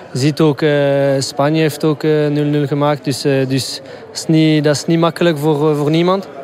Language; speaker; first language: Dutch; non-native, local second language; French